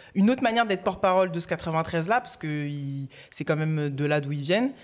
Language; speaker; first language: French; native; French